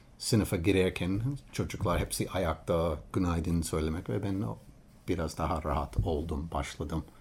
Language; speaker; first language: Turkish; non-native, learner; English